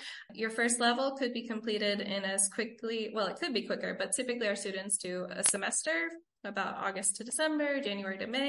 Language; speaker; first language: English; native; English